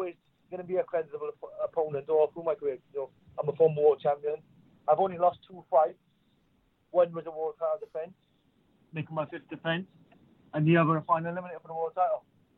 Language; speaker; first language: English; native; English